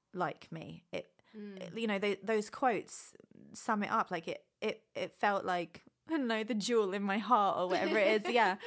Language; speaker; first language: English; native; English